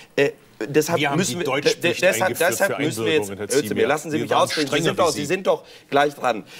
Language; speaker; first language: German; early bilingual, other home language; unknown